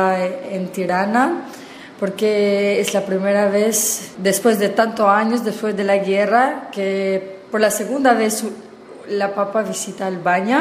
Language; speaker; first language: Spanish; non-native, fluent; Albanian